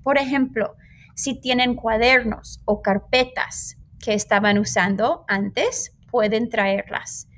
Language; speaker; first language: Spanish; non-native, fluent; English